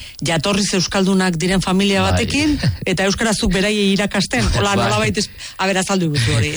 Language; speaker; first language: Basque; native; Basque